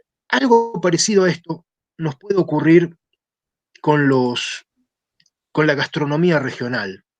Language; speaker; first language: Spanish; native; Spanish